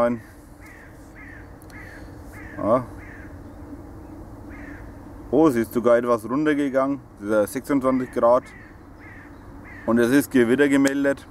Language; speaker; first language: German; native; German